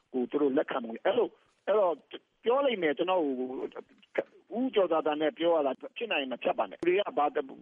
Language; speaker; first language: Burmese; native; Burmese